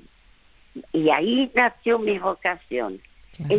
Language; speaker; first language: Spanish; early bilingual, other home language; French